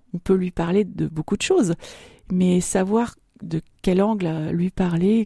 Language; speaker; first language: French; native; French